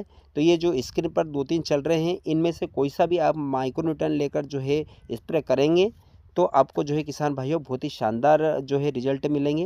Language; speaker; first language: Hindi; native; Hindi